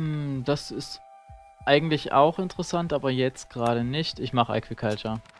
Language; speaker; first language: German; native; German